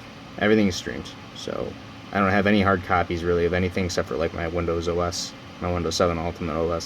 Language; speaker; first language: English; native; English